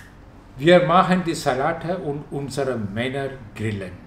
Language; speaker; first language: German; non-native, fluent; Malayalam